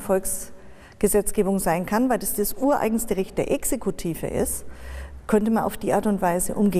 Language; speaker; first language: German; native; German